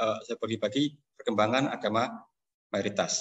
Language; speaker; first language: Indonesian; native; Indonesian